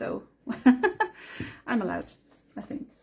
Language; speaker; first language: English; non-native, fluent; Dutch